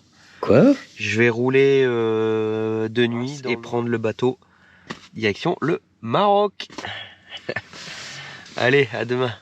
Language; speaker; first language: French; native; French